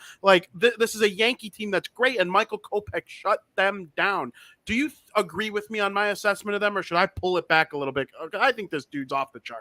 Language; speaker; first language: English; native; English